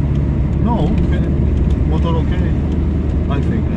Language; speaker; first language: English; non-native, learner; Czech